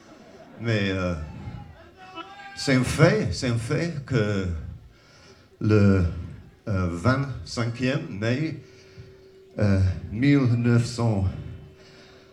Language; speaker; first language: French; non-native, learner; English